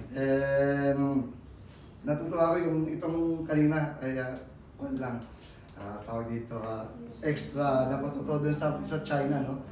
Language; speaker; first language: Filipino; native; Filipino